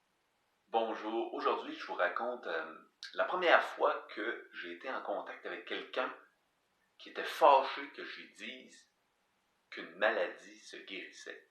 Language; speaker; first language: French; native; French